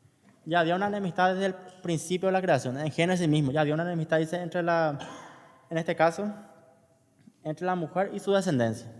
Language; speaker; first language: Spanish; native; Spanish